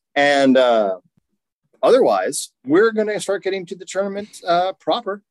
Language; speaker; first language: English; native; English